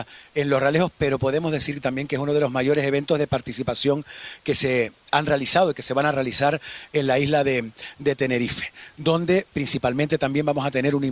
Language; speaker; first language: Spanish; native; Spanish